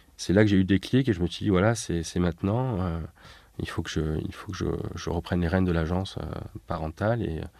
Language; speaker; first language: French; native; French